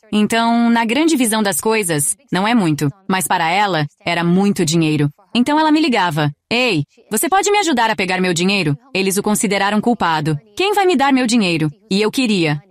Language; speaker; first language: Portuguese; non-native, fluent; Greek